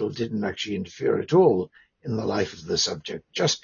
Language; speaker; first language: English; native; English